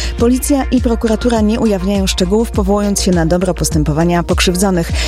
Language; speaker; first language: Polish; native; Polish